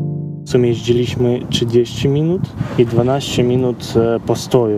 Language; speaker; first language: Polish; non-native, fluent; Ukrainian